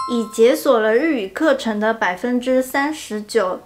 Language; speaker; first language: Chinese; native; Chinese